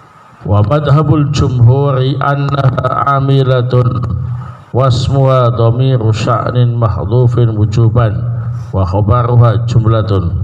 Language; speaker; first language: Arabic; non-native, fluent; Indonesian